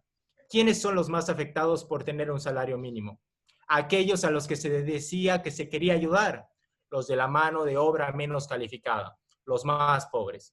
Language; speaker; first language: Spanish; native; Spanish